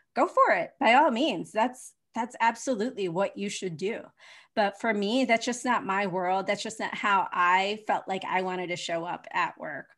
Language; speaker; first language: English; early bilingual, other home language; Hindi